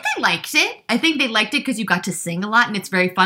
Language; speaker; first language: English; native; English